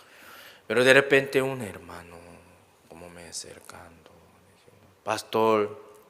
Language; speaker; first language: Spanish; non-native, learner; Korean